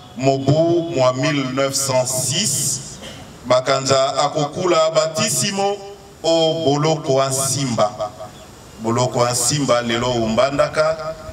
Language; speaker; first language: Lingala; native; Lingala